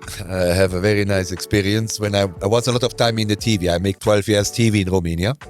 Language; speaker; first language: English; non-native, learner; German